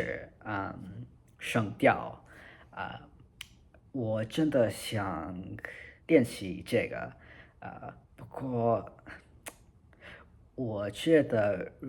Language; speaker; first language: Chinese; non-native, learner; English